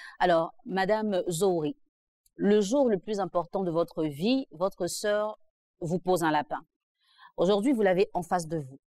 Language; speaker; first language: French; native; French